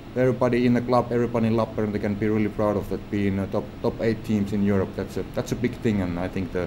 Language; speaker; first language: English; non-native, fluent; Finnish